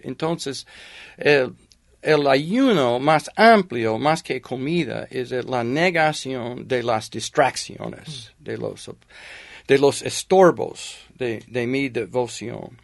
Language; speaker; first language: Spanish; non-native, fluent; English